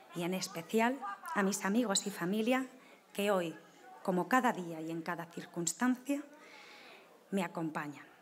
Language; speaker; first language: Spanish; native; Spanish